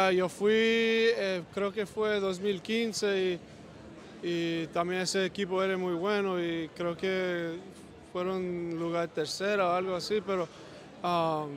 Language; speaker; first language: Spanish; early bilingual, heritage; Spanish